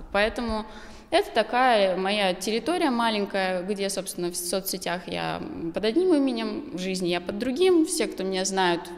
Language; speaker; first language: Russian; native; Russian